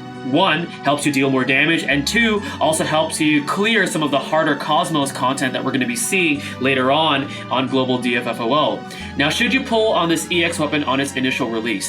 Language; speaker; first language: English; native; English